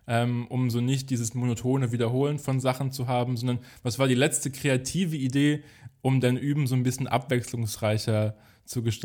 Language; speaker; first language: German; native; German